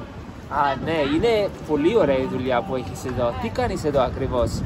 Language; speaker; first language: Greek; early bilingual, heritage; English